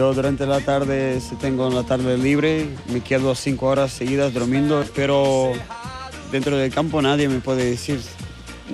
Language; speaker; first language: Spanish; non-native, fluent; Portuguese